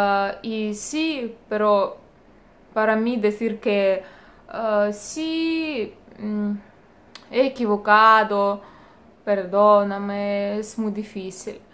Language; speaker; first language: Spanish; non-native, learner; Russian